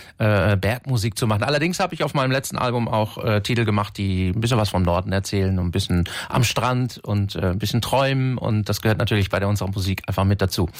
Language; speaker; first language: German; native; German